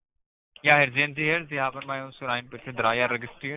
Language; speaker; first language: German; non-native, learner; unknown